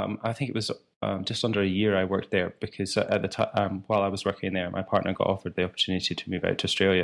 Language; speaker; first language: English; native; English